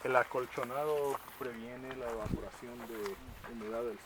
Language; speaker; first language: Spanish; native; Spanish